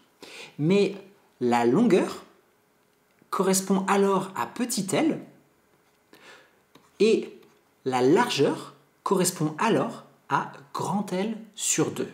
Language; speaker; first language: French; native; French